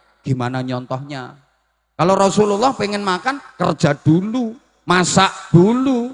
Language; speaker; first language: Indonesian; non-native, local second language; Javanese